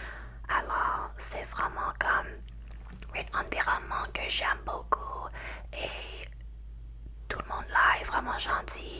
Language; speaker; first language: French; non-native, learner; English